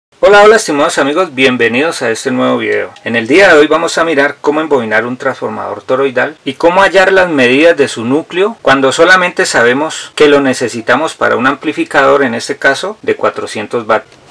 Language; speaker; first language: Spanish; native; Spanish